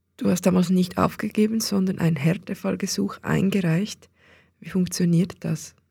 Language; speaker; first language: German; native; German